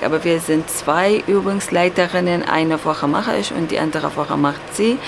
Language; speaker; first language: German; non-native, learner; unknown